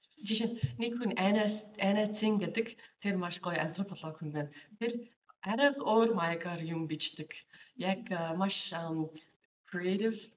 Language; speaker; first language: Mongolian; non-native, fluent; English